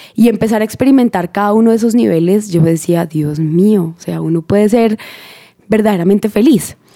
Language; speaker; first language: Spanish; native; Spanish